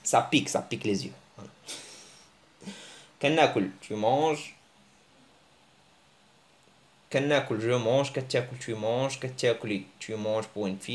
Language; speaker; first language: French; early bilingual, other home language; Arabic